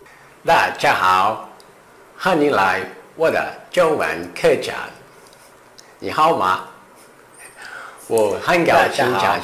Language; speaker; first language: Chinese; non-native, learner; Portuguese